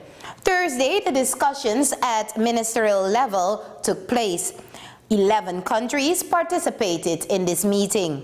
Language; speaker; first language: English; non-native, fluent; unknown